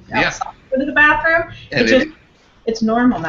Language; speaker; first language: English; native; English